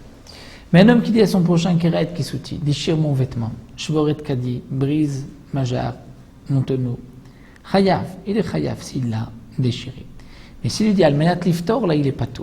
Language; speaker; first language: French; native; French